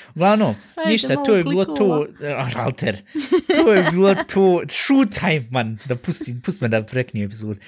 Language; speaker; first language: Bosnian; early bilingual, heritage; Bosnian